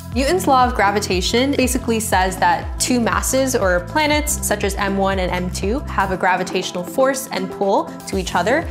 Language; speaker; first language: English; native; English